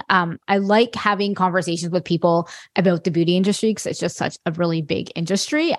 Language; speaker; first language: English; non-native, fluent; French